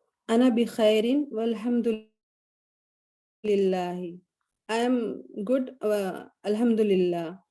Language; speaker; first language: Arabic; non-native, learner; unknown